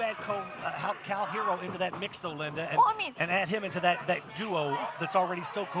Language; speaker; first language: English; native; English